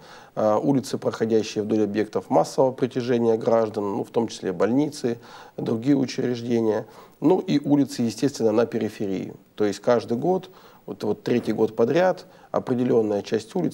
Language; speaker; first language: Russian; native; Russian